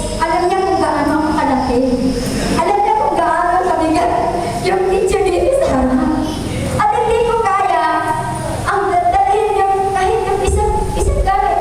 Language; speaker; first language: Filipino; native; Filipino